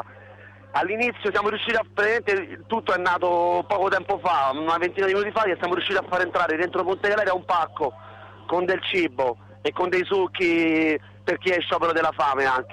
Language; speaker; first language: Italian; native; Italian